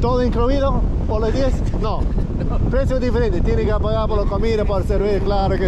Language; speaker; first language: Spanish; non-native, learner; English